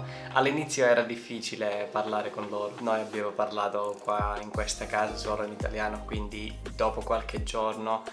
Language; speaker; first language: Italian; non-native, learner; Finnish